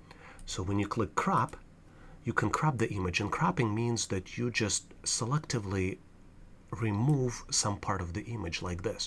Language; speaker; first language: English; non-native, fluent; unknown